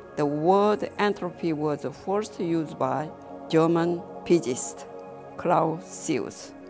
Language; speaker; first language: English; non-native, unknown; Korean